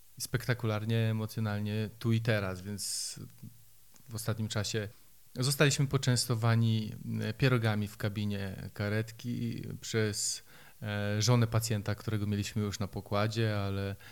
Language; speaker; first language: Polish; native; Polish